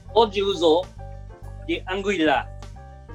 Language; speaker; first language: Italian; non-native, learner; Japanese